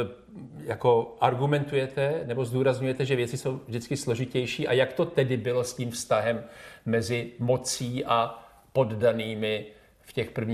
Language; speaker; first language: Czech; native; Czech